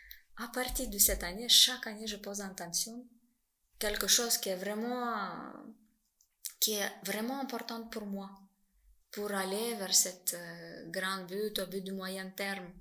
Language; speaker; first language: French; non-native, fluent; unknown